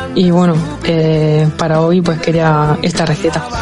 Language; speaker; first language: Spanish; native; Spanish